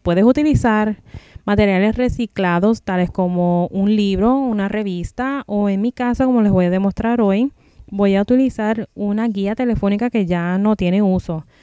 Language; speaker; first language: Spanish; native; Spanish